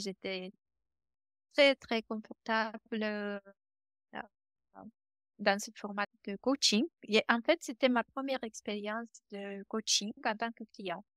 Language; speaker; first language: French; non-native, fluent; Romanian